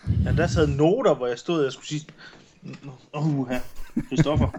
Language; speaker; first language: Danish; native; Danish